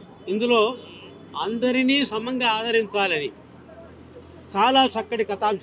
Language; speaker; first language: Telugu; native; Telugu